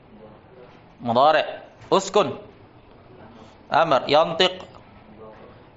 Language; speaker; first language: Arabic; non-native, fluent; Indonesian